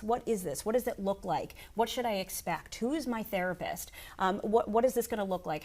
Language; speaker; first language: English; native; English